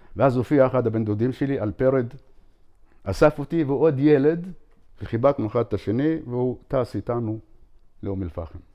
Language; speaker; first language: Hebrew; non-native, local second language; Arabic